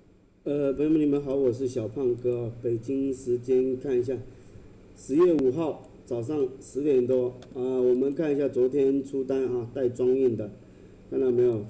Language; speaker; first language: Chinese; native; Chinese